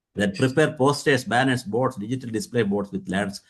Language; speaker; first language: English; non-native, local second language; Malayalam